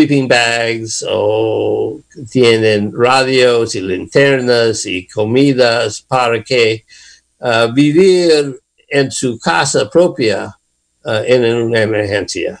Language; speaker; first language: Spanish; non-native, learner; English